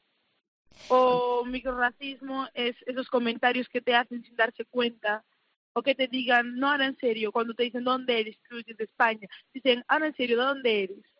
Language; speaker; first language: Spanish; early bilingual, other home language; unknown